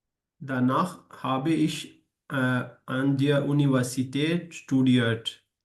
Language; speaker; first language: German; non-native, learner; Urdu